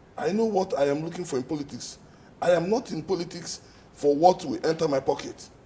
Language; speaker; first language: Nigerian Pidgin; non-native, local second language; Igbo